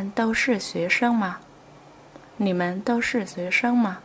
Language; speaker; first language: Chinese; non-native, fluent; Vietnamese